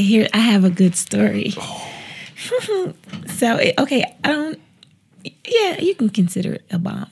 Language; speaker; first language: English; native; English